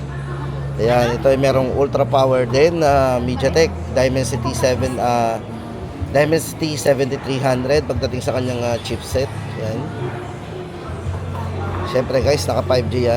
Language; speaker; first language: Filipino; native; Filipino